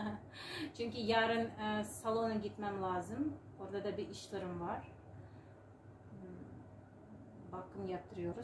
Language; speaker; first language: Turkish; non-native, learner; Uzbek